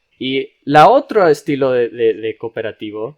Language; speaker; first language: Spanish; non-native, fluent; English